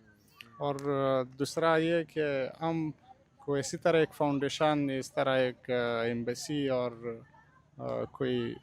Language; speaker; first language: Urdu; non-native, learner; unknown